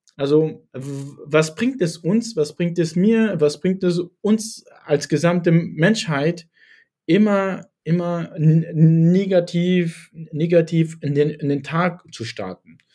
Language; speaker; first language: German; early bilingual, other home language; Kurdish